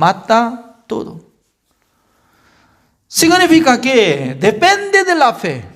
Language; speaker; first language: Spanish; non-native, fluent; Korean